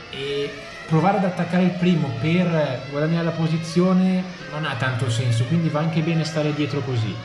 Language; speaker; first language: Italian; native; Italian